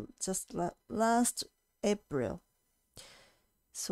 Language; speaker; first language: English; non-native, fluent; Japanese